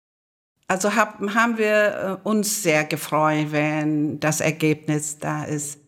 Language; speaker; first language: German; non-native, learner; Vietnamese